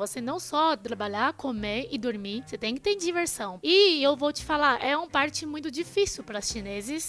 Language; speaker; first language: Portuguese; non-native, fluent; Chinese